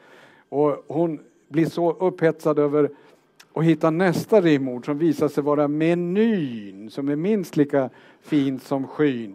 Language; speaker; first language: Swedish; native; Swedish